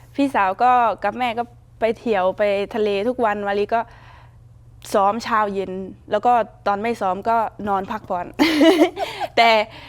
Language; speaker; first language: Thai; non-native, fluent; Luxembourgish